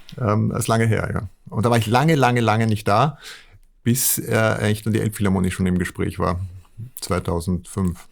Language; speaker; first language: German; native; German